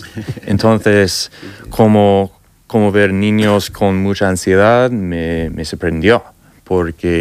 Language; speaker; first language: Spanish; non-native, learner; English